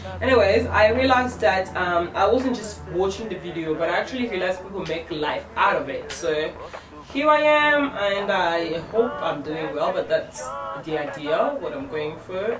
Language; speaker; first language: English; non-native, fluent; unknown